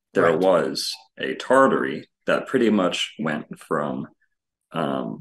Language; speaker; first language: English; native; English